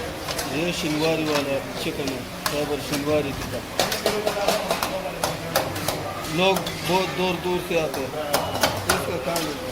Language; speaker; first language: Hindi; non-native, local second language; Pashto